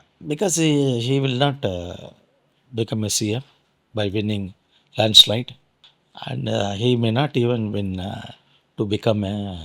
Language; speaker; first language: English; non-native, local second language; Tamil